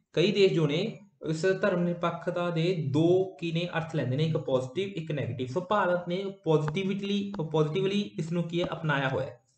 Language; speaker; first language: Hindi; non-native, local second language; Punjabi